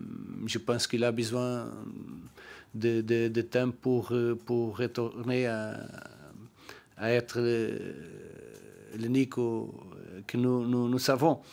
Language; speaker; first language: French; non-native, learner; Portuguese